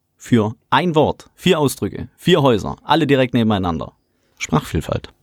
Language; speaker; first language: German; native; German